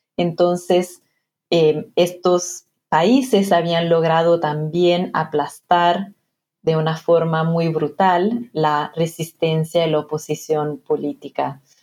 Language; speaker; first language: Spanish; non-native, fluent; Italian